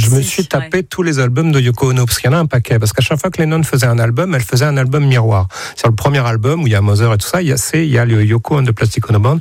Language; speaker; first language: French; native; French